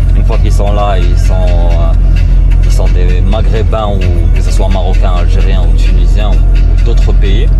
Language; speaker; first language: French; non-native, local second language; Arabic